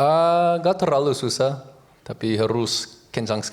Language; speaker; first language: Indonesian; non-native, learner; English